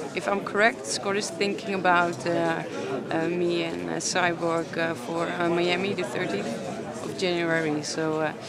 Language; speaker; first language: English; non-native, fluent; Dutch